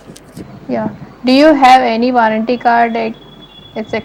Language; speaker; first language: English; non-native, learner; Hindi